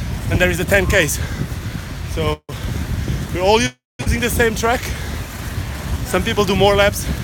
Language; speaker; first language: English; non-native, fluent; Portuguese